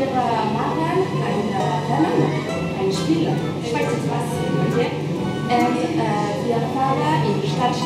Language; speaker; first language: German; non-native, local second language; French